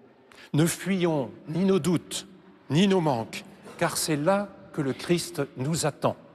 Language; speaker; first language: French; native; French